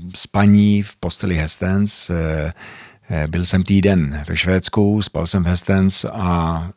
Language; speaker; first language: Czech; early bilingual, heritage; Czech